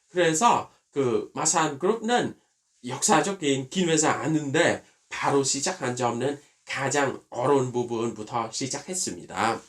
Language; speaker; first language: Korean; non-native, fluent; Vietnamese